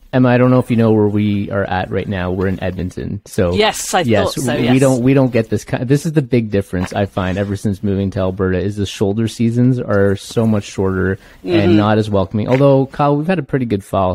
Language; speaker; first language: English; native; English